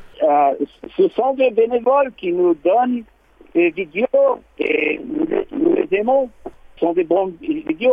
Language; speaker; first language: French; non-native, learner; English